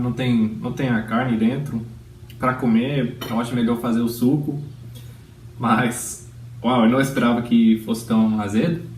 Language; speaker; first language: Portuguese; non-native, fluent; English